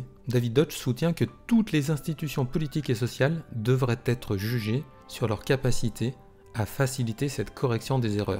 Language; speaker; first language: French; native; French